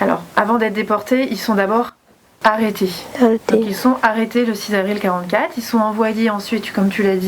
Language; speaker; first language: French; native; French